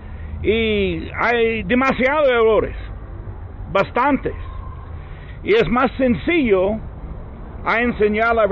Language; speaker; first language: Spanish; non-native, learner; English